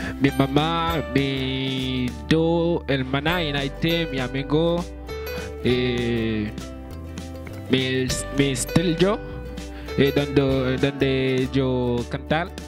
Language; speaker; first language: Spanish; non-native, learner; French